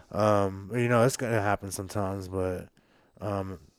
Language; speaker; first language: English; native; English